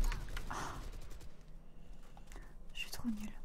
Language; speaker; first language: French; native; French